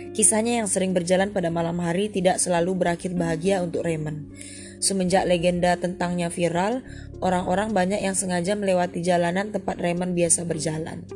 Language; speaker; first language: Indonesian; non-native, fluent; English